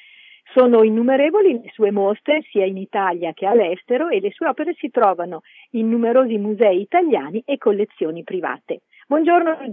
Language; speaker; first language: Italian; native; Italian